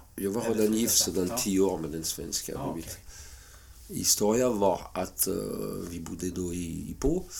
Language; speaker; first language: Swedish; non-native, fluent; French